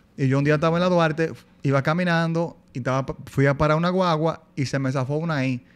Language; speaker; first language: Spanish; native; Spanish